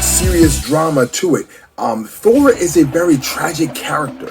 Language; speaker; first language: English; native; English